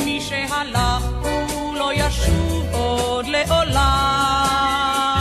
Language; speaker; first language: Hebrew; native; Hebrew